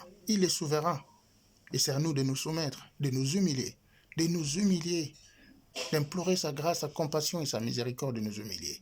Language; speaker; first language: French; non-native, local second language; Lingala